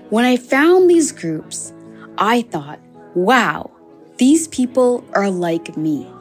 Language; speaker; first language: English; native; English